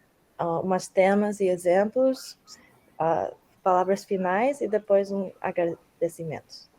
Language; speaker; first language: Portuguese; early bilingual, heritage; Portuguese